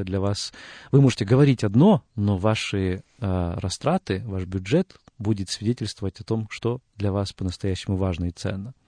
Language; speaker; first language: Russian; native; Russian